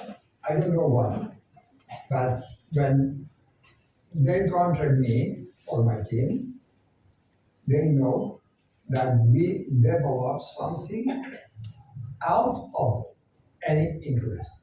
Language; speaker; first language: English; non-native, fluent; Spanish